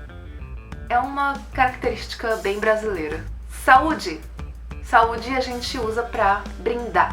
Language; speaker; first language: Portuguese; native; Portuguese